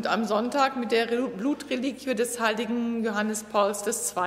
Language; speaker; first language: German; native; German